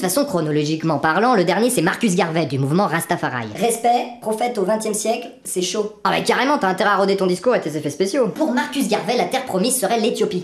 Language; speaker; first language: French; native; French